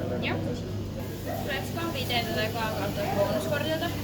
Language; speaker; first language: Finnish; native; Finnish